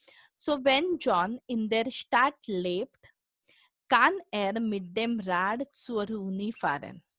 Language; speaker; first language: German; non-native, fluent; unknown